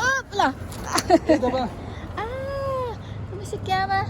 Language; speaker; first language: Italian; non-native, learner; Filipino